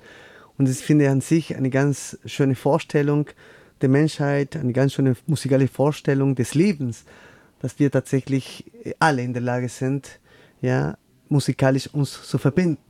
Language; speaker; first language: German; non-native, fluent; Spanish